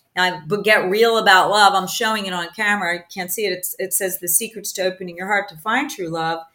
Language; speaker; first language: English; early bilingual, other home language; Italian